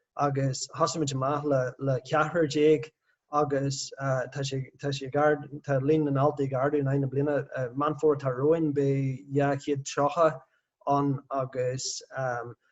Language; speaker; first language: Irish; non-native, local second language; English